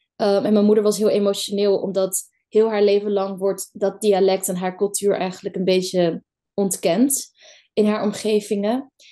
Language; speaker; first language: Dutch; early bilingual, other home language; Kurdish